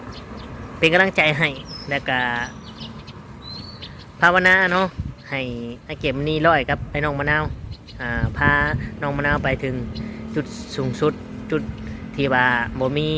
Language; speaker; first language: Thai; non-native, local second language; Lao